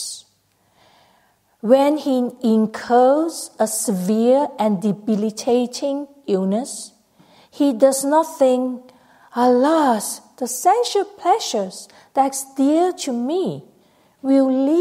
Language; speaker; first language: English; non-native, local second language; Cantonese